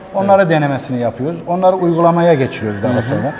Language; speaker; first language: Turkish; native; Turkish